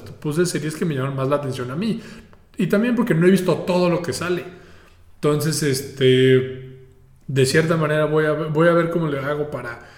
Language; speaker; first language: Spanish; native; Spanish